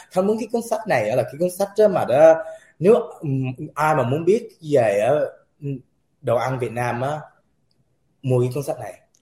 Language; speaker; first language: Vietnamese; early bilingual, heritage; Vietnamese